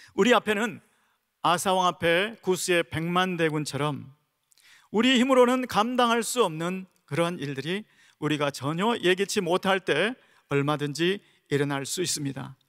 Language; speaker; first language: Korean; native; Korean